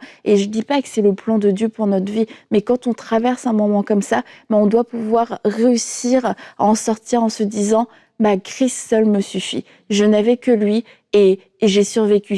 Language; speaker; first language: French; native; French